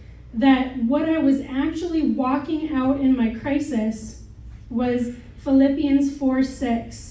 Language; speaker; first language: English; native; English